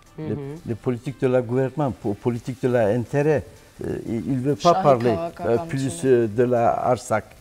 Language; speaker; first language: French; non-native, learner; Turkish